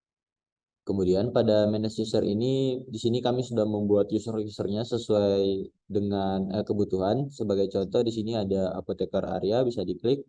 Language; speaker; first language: Indonesian; native; Indonesian